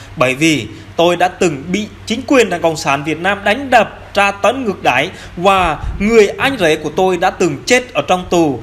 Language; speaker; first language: Vietnamese; non-native, local second language; Jarai